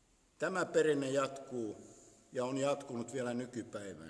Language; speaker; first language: Finnish; native; Finnish